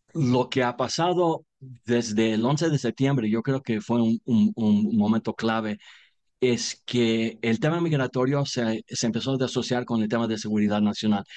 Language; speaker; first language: Spanish; non-native, fluent; English